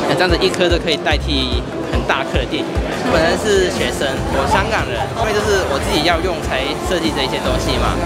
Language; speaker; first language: Chinese; non-native, local second language; Cantonese